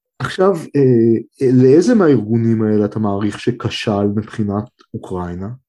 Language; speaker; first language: Hebrew; native; Hebrew